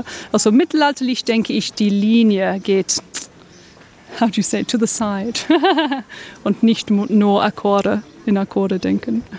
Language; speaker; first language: German; non-native, fluent; English